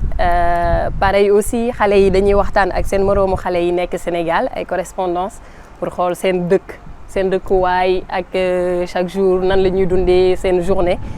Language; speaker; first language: Wolof; native; Wolof